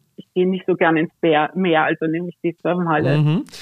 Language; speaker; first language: German; native; German